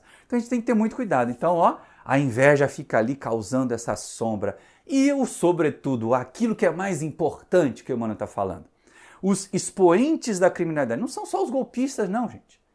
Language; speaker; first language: Portuguese; native; Portuguese